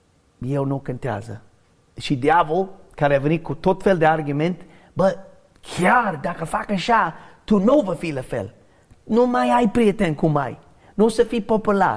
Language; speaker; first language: Romanian; non-native, learner; English